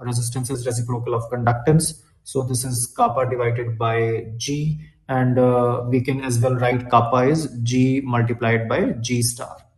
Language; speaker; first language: English; non-native, local second language; Hindi